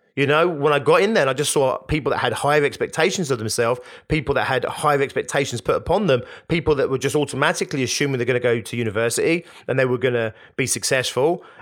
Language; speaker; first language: English; native; English